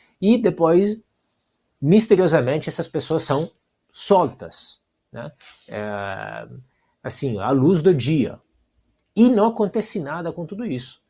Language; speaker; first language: Portuguese; non-native, fluent; Italian